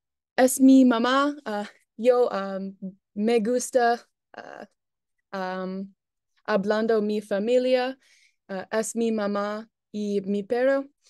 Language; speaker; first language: Spanish; non-native, learner; English